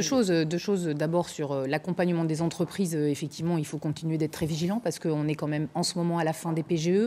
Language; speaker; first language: French; native; French